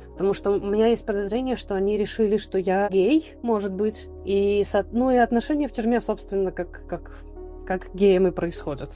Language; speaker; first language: Russian; native; Russian